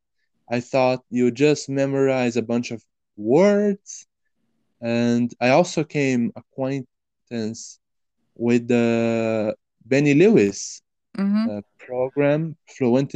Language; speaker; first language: English; non-native, fluent; Portuguese